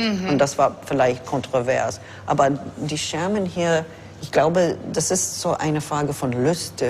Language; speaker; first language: German; non-native, fluent; English